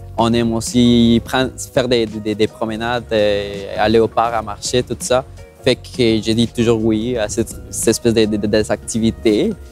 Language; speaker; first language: French; non-native, fluent; Spanish